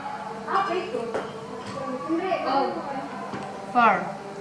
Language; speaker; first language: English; non-native, learner; Indonesian